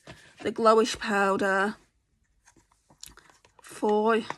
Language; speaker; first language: English; native; English